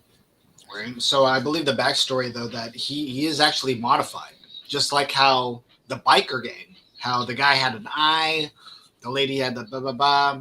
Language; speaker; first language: English; native; English